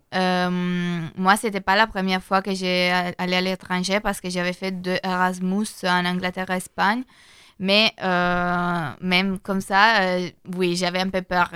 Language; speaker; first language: French; non-native, learner; Italian